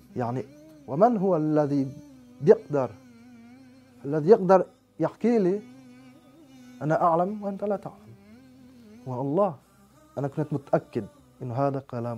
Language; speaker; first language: Arabic; non-native, fluent; French